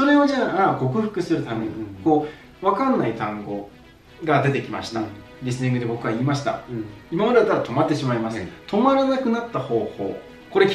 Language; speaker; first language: Japanese; native; Japanese